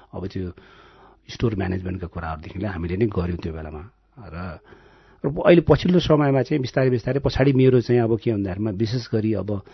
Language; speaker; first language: Nepali; non-native, local second language; Gurung